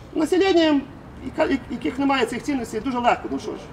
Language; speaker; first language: Ukrainian; native; Ukrainian